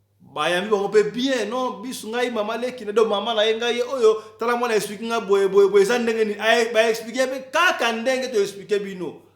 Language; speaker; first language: Lingala; native; Lingala